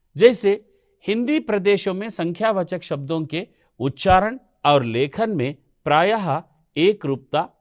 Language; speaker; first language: Hindi; non-native, local second language; Telugu